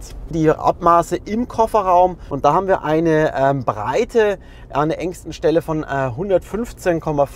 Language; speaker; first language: German; native; German